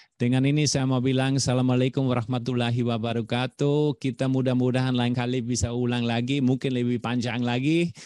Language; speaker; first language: Indonesian; non-native, fluent; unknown